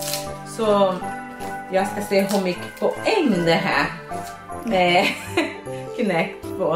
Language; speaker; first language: Swedish; non-native, learner; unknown